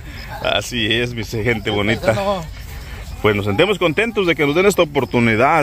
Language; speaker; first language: Spanish; native; Spanish